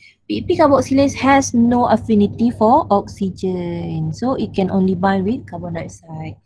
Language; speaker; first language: English; non-native, local second language; Malay